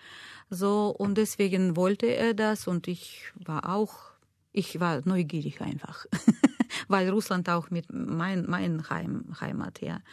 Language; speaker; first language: German; non-native, learner; Russian